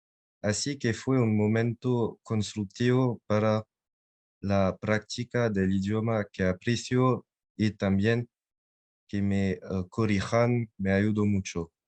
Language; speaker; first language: Spanish; non-native, learner; French